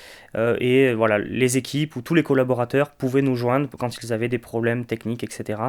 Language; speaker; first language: French; native; French